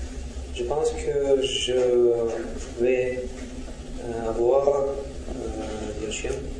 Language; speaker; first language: French; non-native, learner; Russian